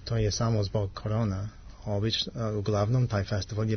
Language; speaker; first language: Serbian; non-native, learner; English